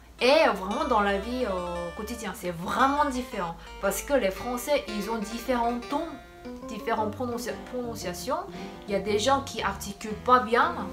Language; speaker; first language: French; non-native, fluent; Korean